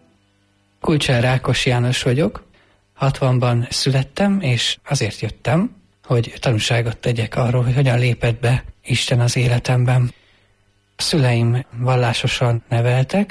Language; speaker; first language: Hungarian; native; Hungarian